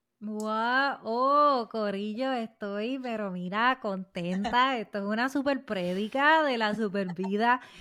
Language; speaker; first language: Spanish; native; Spanish